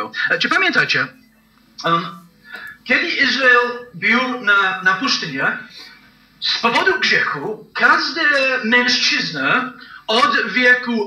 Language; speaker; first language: Polish; non-native, learner; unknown